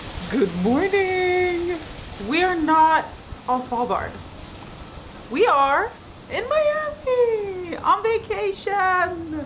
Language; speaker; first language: English; non-native, fluent; Swedish